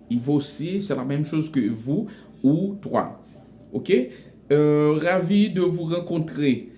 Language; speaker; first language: French; non-native, local second language; Haitian Creole